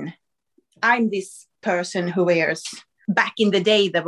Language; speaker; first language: English; non-native, fluent; Swedish